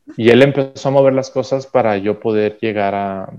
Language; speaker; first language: Spanish; native; Spanish